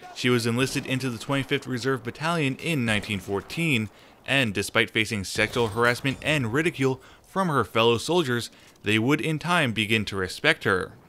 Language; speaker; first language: English; native; English